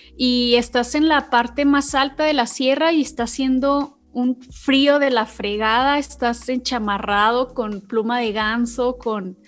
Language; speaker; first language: Spanish; native; Spanish